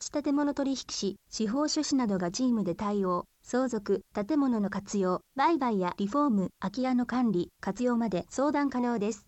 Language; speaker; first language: Japanese; native; Japanese